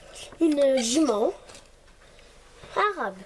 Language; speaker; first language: French; native; French